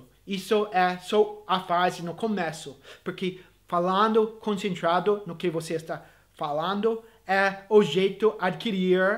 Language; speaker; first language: Portuguese; non-native, fluent; English